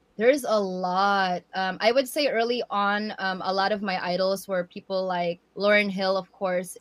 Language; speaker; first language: English; early bilingual, other home language; Waray